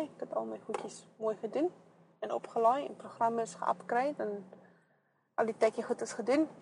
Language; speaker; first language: Afrikaans; native; Afrikaans